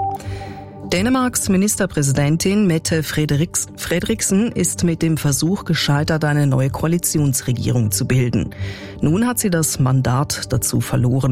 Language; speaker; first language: German; native; German